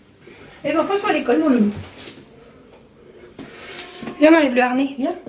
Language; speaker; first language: French; native; French